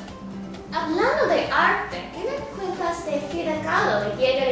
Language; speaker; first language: Spanish; non-native, learner; English